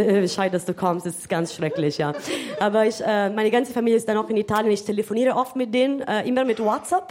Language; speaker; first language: German; non-native, fluent; Italian